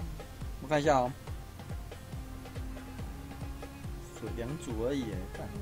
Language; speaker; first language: Chinese; native; Chinese